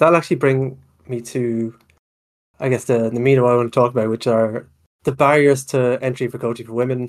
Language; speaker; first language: English; native; English